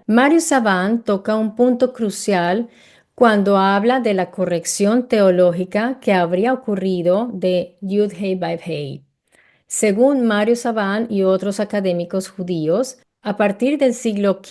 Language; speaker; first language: Spanish; native; Spanish